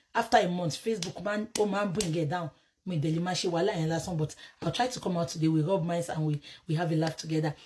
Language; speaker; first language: English; non-native, local second language; Yoruba